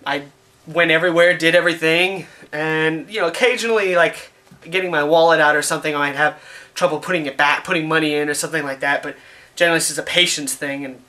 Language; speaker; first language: English; native; English